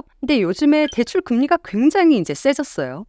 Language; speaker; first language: Korean; native; Korean